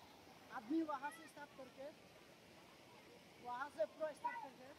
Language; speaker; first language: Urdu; non-native, local second language; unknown